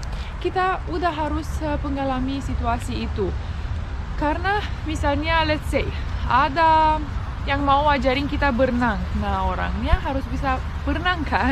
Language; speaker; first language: Indonesian; non-native, fluent; German